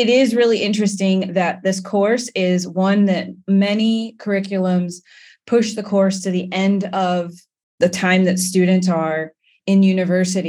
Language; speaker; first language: English; native; English